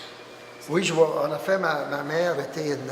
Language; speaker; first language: French; non-native, local second language; English